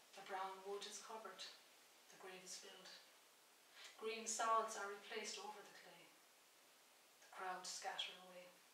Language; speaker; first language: English; native; English